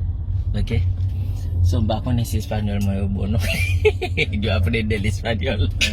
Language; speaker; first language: Spanish; non-native, learner; Haitian Creole